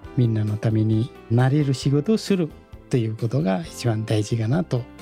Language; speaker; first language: Japanese; non-native, fluent; Nepali